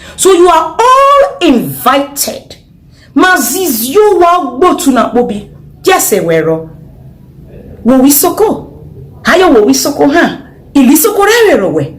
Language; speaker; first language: Nigerian Pidgin; non-native, local second language; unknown